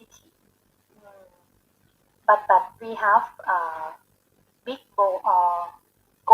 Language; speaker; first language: English; non-native, learner; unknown